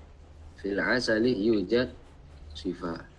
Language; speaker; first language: Arabic; non-native, fluent; Indonesian